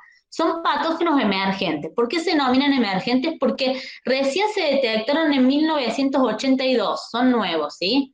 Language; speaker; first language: Spanish; native; Spanish